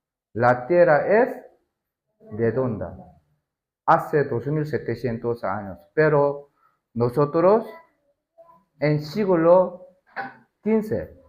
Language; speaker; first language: Spanish; non-native, learner; Korean